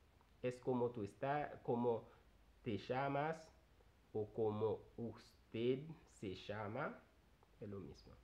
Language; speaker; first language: Spanish; non-native, fluent; Haitian Creole